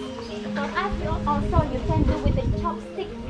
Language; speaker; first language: English; non-native, learner; Balinese